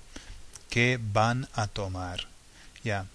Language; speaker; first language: Spanish; non-native, learner; English